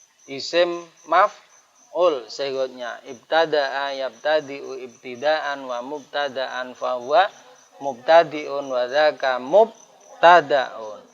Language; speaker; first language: Arabic; non-native, fluent; Javanese